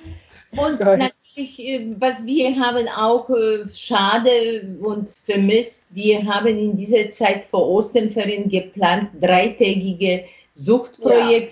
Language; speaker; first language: German; non-native, fluent; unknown